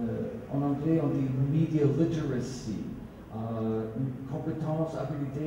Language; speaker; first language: French; non-native, fluent; Swedish